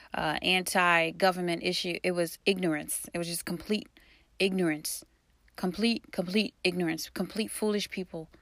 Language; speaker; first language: English; early bilingual, other home language; Haitian Creole